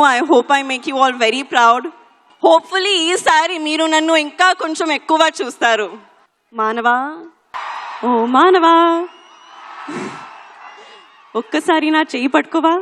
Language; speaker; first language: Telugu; non-native, learner; Hindi